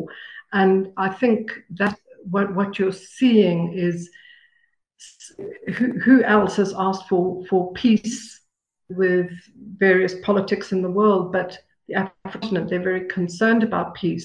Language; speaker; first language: English; native; English